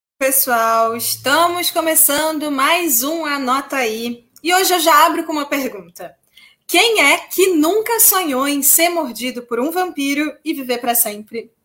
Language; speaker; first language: Portuguese; native; Portuguese